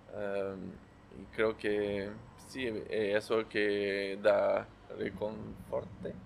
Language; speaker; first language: Spanish; non-native, fluent; French